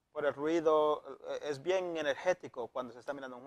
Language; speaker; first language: Spanish; native; Spanish